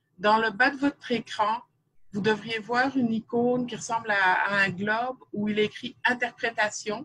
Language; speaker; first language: French; native; French